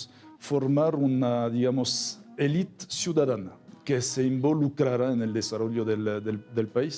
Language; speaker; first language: Spanish; non-native, fluent; French